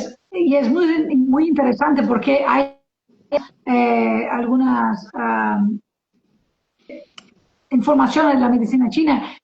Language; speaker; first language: Spanish; non-native, learner; Portuguese